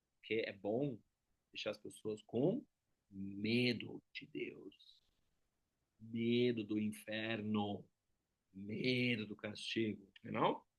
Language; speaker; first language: Portuguese; non-native, fluent; German